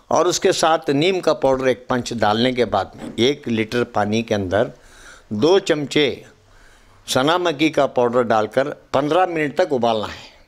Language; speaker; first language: Urdu; native; Urdu